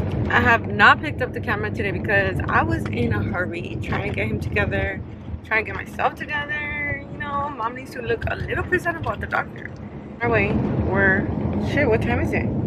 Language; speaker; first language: English; early bilingual, other home language; Spanish